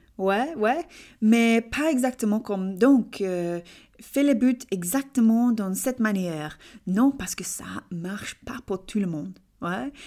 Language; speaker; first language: French; non-native, learner; English